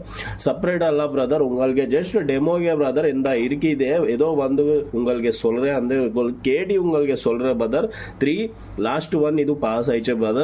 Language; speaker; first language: Tamil; non-native, learner; Kannada